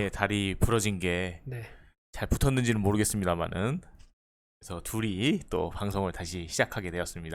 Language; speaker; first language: Korean; native; Korean